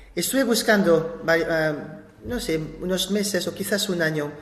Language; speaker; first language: Spanish; non-native, fluent; French